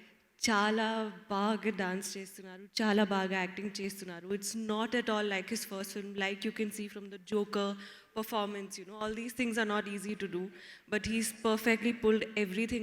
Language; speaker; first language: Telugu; non-native, learner; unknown